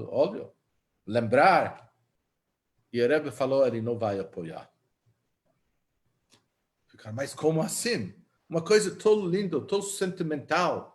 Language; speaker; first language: Portuguese; non-native, fluent; Hebrew